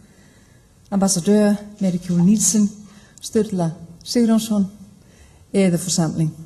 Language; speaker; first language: Danish; non-native, fluent; Icelandic